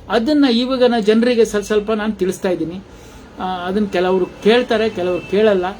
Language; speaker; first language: Kannada; non-native, local second language; Konkani